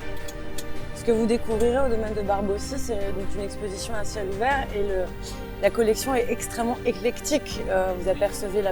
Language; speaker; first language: French; native; French